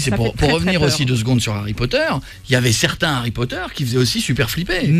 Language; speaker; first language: French; native; French